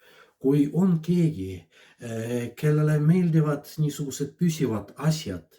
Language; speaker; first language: Estonian; non-native, fluent; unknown